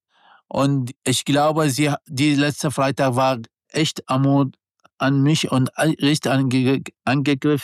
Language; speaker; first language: German; non-native, learner; Arabic